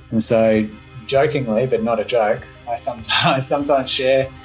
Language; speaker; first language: English; native; English